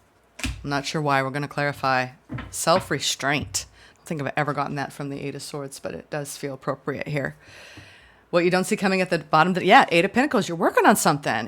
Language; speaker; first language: English; native; English